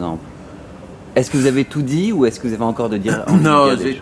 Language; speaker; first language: French; native; French